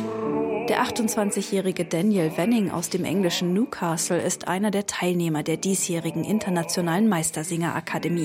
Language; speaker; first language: German; native; German